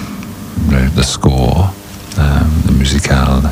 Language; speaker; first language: French; non-native, learner; English